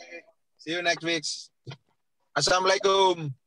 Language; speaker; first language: English; non-native, learner; Indonesian